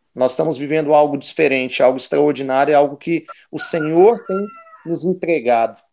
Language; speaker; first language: Portuguese; native; Portuguese